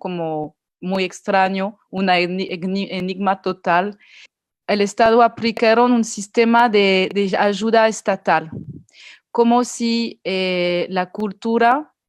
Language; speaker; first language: Spanish; non-native, fluent; French